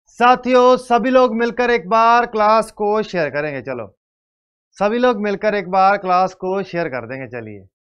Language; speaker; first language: Hindi; native; Hindi